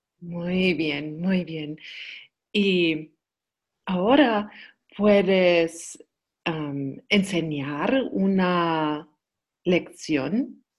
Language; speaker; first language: Spanish; non-native, learner; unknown